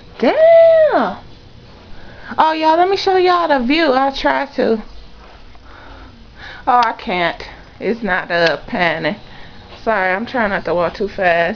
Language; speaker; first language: English; native; English